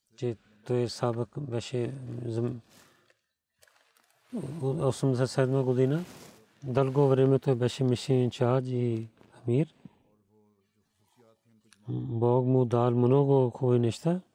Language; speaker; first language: Bulgarian; non-native, learner; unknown